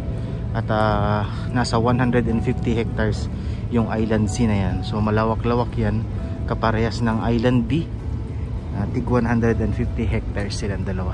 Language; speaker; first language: Filipino; native; Filipino